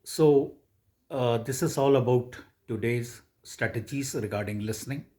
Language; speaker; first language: English; non-native, local second language; Punjabi